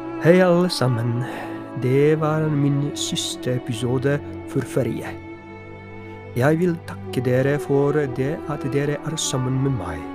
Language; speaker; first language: Norwegian; non-native, fluent; Polish